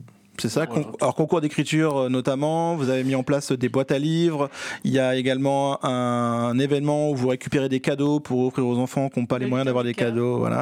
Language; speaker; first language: French; native; French